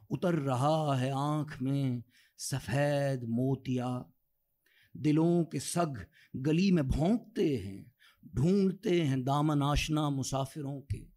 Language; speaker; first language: Urdu; native; Urdu